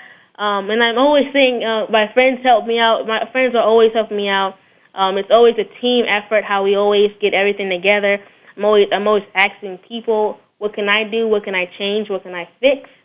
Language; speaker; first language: English; native; English